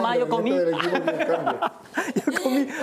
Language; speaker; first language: Spanish; non-native, learner; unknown